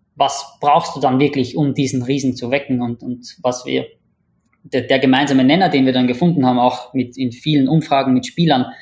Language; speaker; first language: German; native; German